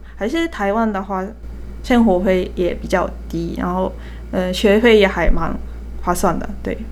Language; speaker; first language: Chinese; non-native, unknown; Japanese